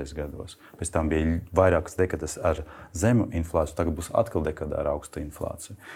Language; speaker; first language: Latvian; non-native, local second language; Russian